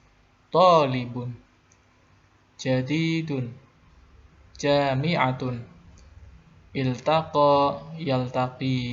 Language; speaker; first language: Arabic; non-native, fluent; Indonesian